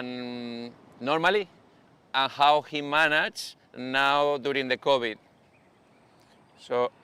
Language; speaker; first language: English; non-native, fluent; Spanish